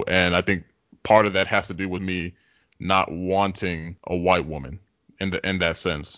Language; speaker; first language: English; native; English